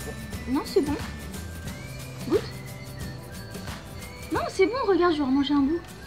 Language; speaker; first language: French; native; French